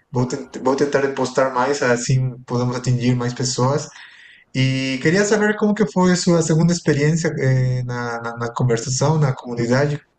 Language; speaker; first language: Portuguese; non-native, fluent; Spanish